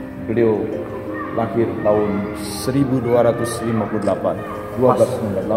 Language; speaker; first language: Indonesian; native; Indonesian